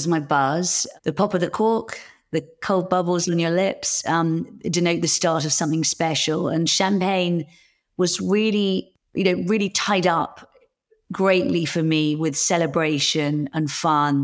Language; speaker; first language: English; native; English